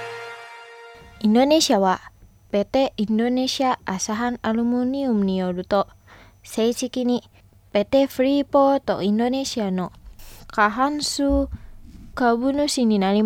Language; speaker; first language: Japanese; non-native, fluent; Indonesian